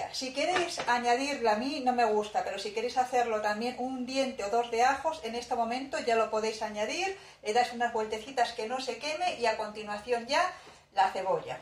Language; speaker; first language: Spanish; native; Spanish